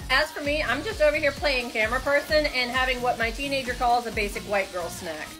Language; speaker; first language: English; native; English